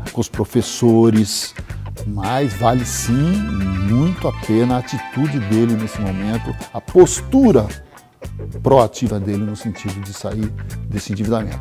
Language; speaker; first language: Portuguese; native; Portuguese